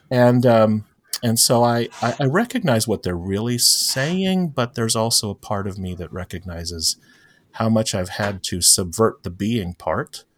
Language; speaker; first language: English; native; English